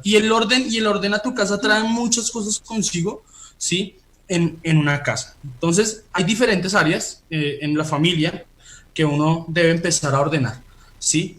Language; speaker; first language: Spanish; native; Spanish